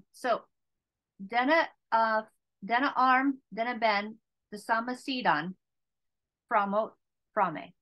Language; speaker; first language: Swedish; non-native, learner; English